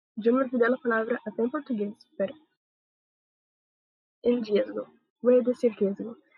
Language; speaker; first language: Spanish; non-native, learner; Portuguese